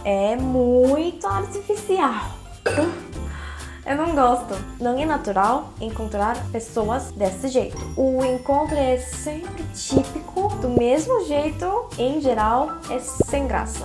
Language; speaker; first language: Portuguese; non-native, fluent; Korean